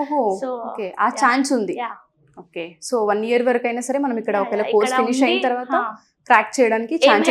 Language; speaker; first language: Telugu; native; Telugu